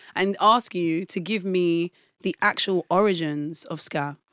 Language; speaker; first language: English; native; English